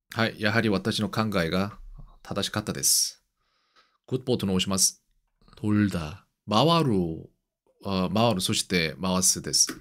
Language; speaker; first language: Japanese; non-native, learner; Korean